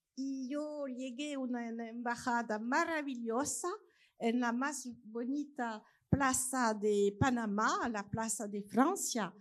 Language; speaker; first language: Spanish; non-native, fluent; French